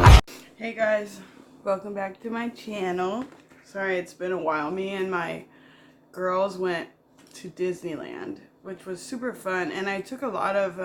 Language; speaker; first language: English; native; English